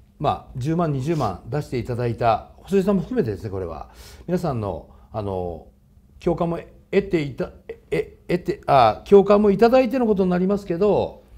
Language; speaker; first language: Japanese; native; Japanese